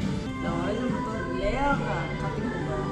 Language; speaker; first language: Korean; non-native, learner; Filipino